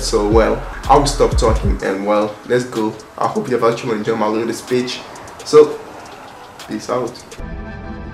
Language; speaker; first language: English; early bilingual, other home language; French